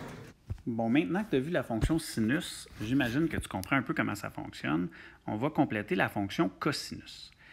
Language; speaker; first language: French; native; French